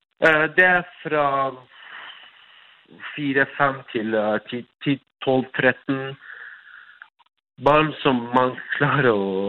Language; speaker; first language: Danish; non-native, fluent; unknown